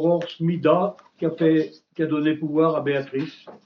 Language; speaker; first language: French; native; French